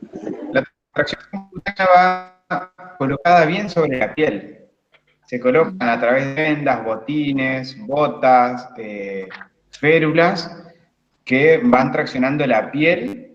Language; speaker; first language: Spanish; native; Spanish